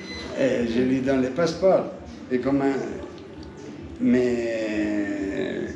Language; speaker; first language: French; non-native, fluent; Italian